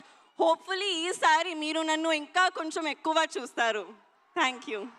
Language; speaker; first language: Telugu; non-native, learner; Hindi